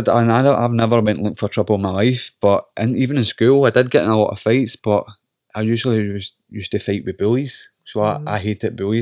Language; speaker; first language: English; native; English